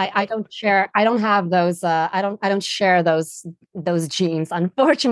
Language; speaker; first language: English; non-native, fluent; Dutch